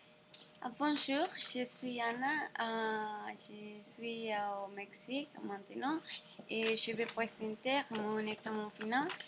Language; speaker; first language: French; non-native, learner; Spanish